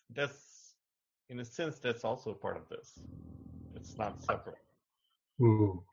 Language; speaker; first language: English; non-native, local second language; Hindi